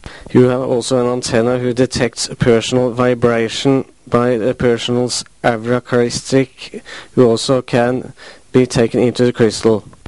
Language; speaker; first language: English; non-native, fluent; Norwegian